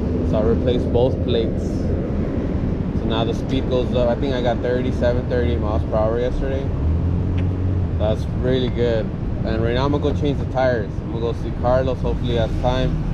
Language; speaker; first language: English; early bilingual, other home language; Spanish